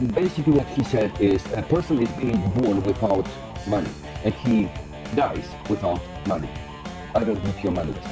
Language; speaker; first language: English; non-native, fluent; Polish